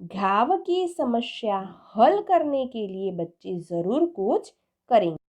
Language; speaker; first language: Hindi; non-native, local second language; Gujarati